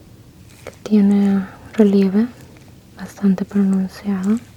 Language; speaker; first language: Spanish; early bilingual, heritage; Spanish